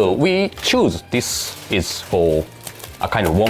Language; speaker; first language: English; non-native, learner; Japanese